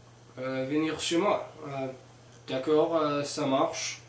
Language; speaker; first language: French; non-native, learner; English